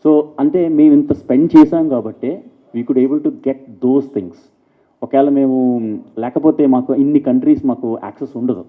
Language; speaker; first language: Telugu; early bilingual, heritage; English